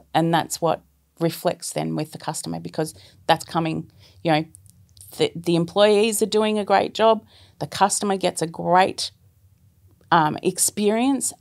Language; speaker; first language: English; native; English